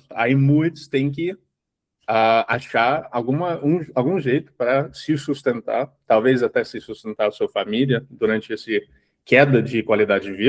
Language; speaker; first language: Portuguese; early bilingual, heritage; English